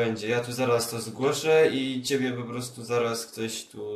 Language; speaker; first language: Polish; native; Polish